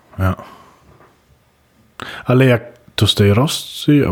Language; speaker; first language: Polish; early bilingual, heritage; Polish